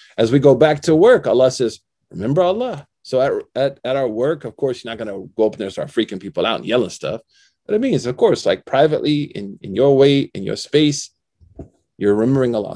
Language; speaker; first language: English; native; English